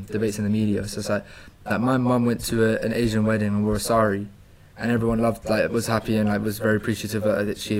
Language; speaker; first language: English; native; English